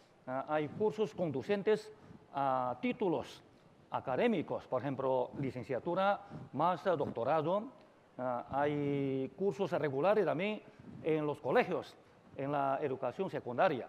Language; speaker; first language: Spanish; non-native, fluent; Chinese